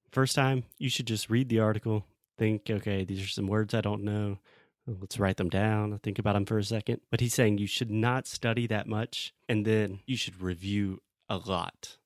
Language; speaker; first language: English; native; English